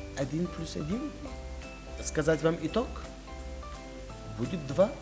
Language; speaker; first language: Russian; non-native, fluent; Tajik